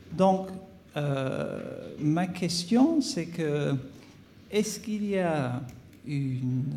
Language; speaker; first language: French; non-native, fluent; English